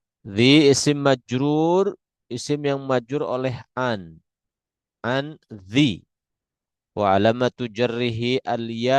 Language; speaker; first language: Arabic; non-native, fluent; Indonesian